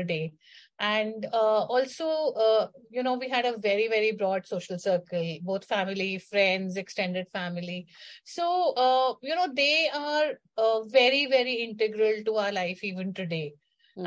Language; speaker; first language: English; non-native, local second language; Hindi